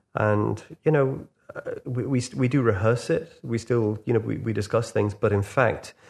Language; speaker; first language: English; native; English